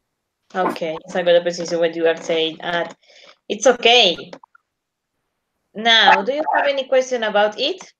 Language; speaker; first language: English; non-native, learner; Spanish